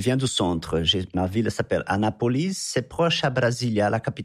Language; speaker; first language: French; non-native, fluent; Portuguese